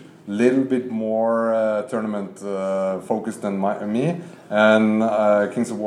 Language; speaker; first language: English; non-native, fluent; Norwegian